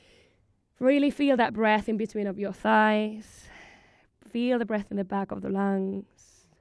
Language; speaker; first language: English; non-native, fluent; Finnish